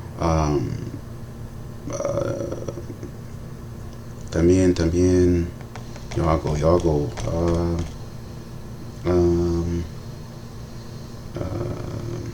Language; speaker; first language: Spanish; non-native, learner; English